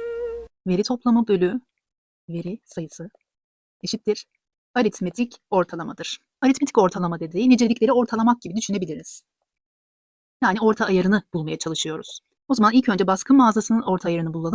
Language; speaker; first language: Turkish; native; Turkish